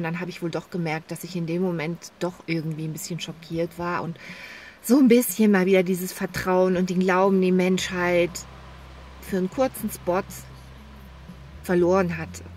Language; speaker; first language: German; native; German